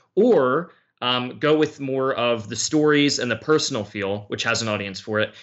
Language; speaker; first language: English; native; English